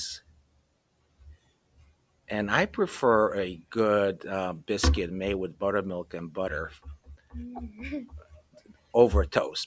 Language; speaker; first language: English; early bilingual, other home language; Romanian